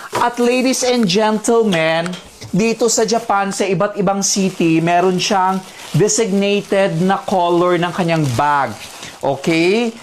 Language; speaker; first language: Filipino; native; Filipino